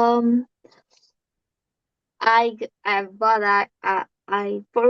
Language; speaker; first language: English; non-native, learner; Korean